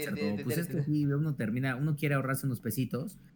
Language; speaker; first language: Spanish; native; Spanish